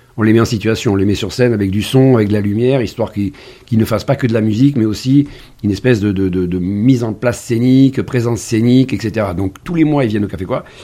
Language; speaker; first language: French; native; French